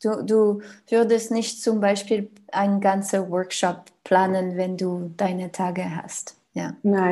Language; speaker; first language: German; non-native, learner; French